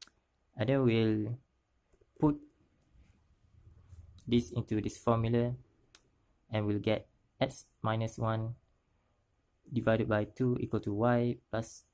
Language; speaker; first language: English; non-native, local second language; Malay